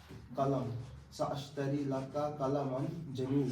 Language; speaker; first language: Arabic; non-native, learner; Urdu